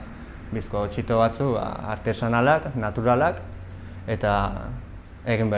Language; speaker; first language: Basque; non-native, local second language; Spanish